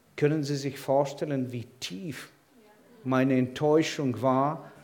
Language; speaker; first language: German; non-native, fluent; Ukrainian